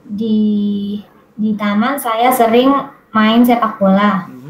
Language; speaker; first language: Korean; non-native, learner; Indonesian